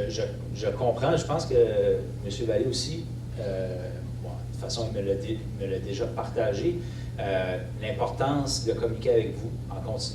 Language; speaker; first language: French; native; French